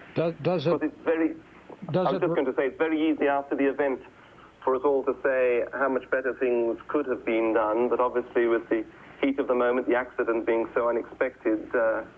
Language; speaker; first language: English; native; English